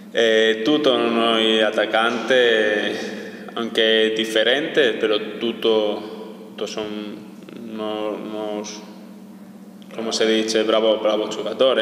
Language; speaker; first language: Italian; non-native, learner; Spanish